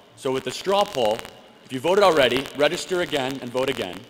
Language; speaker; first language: English; native; English